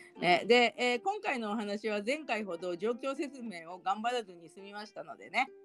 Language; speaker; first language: Japanese; native; Japanese